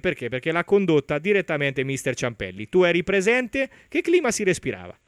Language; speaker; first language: Italian; native; Italian